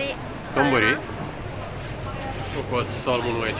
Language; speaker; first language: Japanese; non-native, learner; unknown